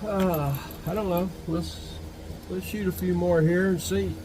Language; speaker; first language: English; native; English